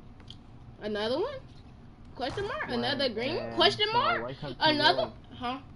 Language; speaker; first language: English; native; English